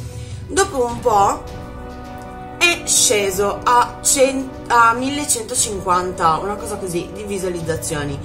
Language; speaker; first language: Italian; native; Italian